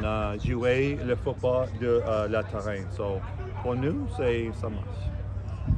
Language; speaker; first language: French; non-native, learner; English